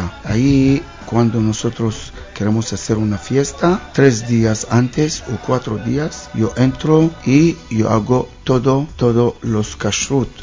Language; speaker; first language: Spanish; non-native, learner; Hebrew